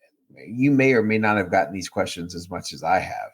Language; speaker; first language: English; native; English